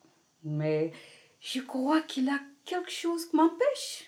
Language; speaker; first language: French; non-native, fluent; Portuguese